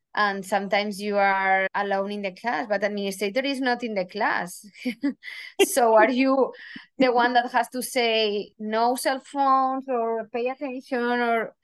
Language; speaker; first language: English; non-native, fluent; Spanish